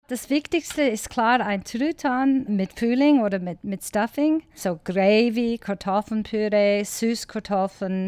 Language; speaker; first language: German; non-native, learner; English